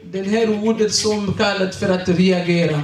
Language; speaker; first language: Swedish; non-native, learner; Swahili